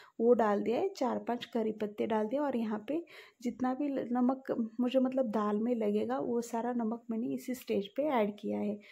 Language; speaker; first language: Hindi; non-native, local second language; Marathi